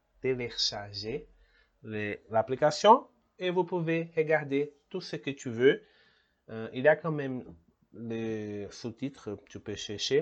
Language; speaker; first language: French; non-native, learner; Portuguese